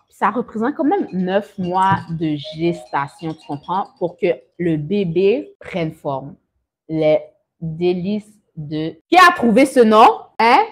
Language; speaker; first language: French; early bilingual, other home language; Haitian Creole